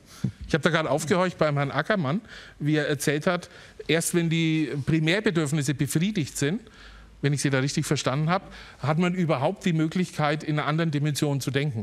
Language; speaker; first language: German; native; German